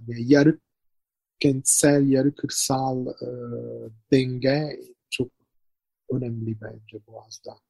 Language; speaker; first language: Turkish; non-native, fluent; Italian